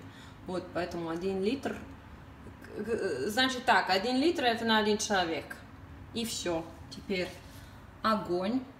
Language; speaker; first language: Russian; non-native, fluent; Italian